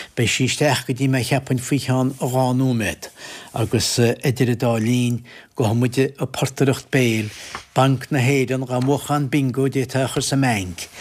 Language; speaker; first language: Irish; native; Irish